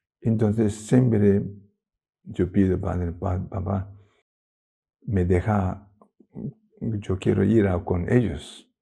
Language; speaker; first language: Spanish; non-native, learner; Tibetan